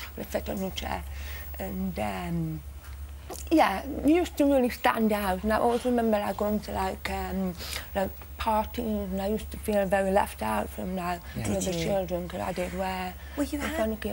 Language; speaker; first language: English; native; English